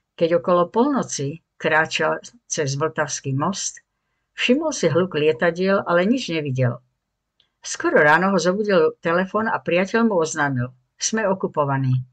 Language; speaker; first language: Slovak; native; Slovak